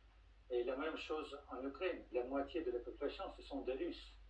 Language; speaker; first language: French; non-native, fluent; Russian